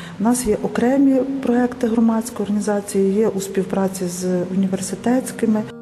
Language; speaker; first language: Ukrainian; native; Ukrainian